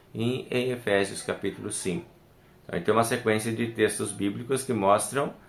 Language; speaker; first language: Portuguese; native; Portuguese